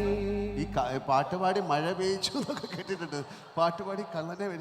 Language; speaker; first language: Malayalam; native; Malayalam